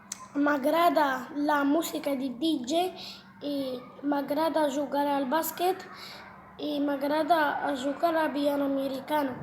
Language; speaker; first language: Catalan; non-native, learner; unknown